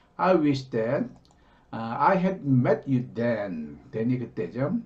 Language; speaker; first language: English; non-native, fluent; Korean